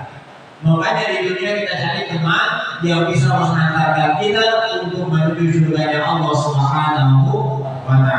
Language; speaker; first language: Indonesian; native; Indonesian